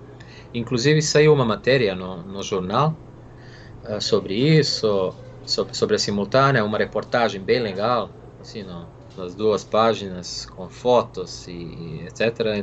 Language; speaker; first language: Portuguese; non-native, fluent; Serbian